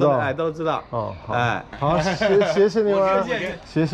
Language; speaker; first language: Chinese; non-native, fluent; English